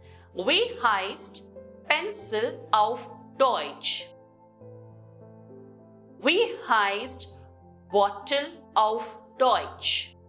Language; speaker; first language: German; non-native, learner; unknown